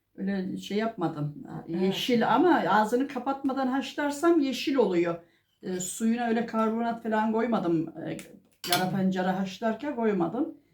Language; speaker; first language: Turkish; native; Turkish